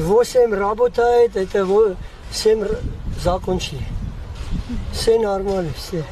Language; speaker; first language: Russian; non-native, learner; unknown